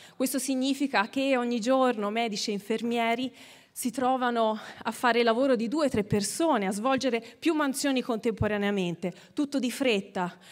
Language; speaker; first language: Italian; native; Italian